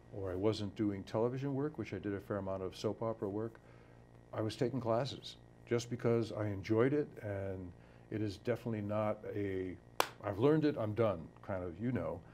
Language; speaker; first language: English; native; English